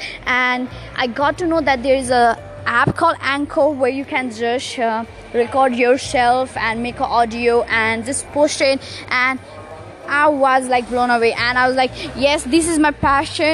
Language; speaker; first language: English; non-native, local second language; Nepali